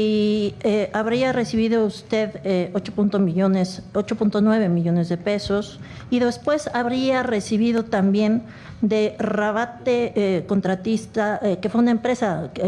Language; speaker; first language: Spanish; native; Spanish